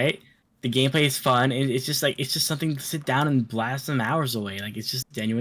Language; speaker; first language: English; native; English